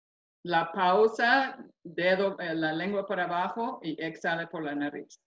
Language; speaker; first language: Spanish; non-native, fluent; English